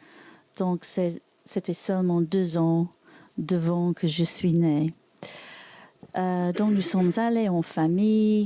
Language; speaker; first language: French; non-native, learner; English